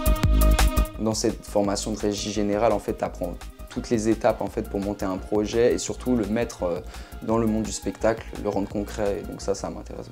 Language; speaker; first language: French; native; French